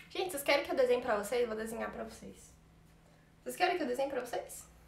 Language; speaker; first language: Korean; non-native, learner; Portuguese